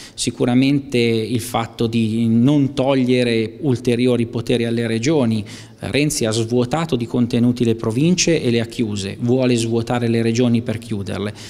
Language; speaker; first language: Italian; native; Italian